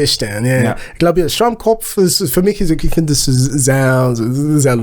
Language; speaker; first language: German; non-native, learner; Zulu